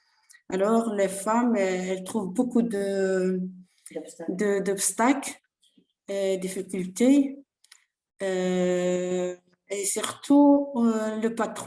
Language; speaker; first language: French; non-native, learner; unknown